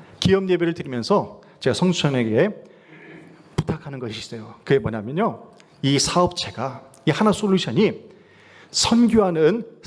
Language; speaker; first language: Korean; native; Korean